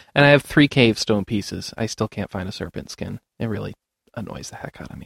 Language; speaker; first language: English; native; English